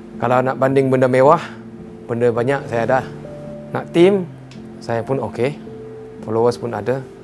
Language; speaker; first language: Malay; non-native, local second language; Chinese